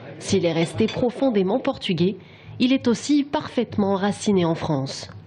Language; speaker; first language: French; native; French